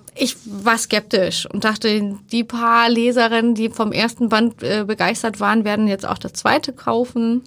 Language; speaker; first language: German; early bilingual, other home language; Turkish